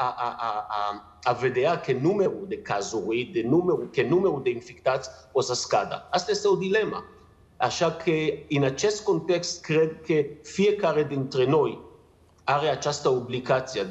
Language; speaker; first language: Romanian; non-native, learner; Hebrew